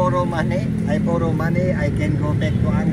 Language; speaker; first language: English; non-native, learner; German